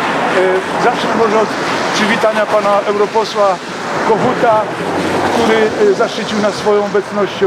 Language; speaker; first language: Polish; native; Polish